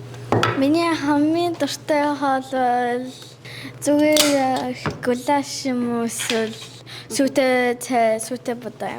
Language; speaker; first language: Mongolian; early bilingual, heritage; Mongolian